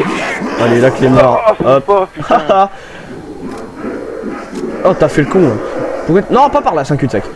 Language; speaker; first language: French; native; French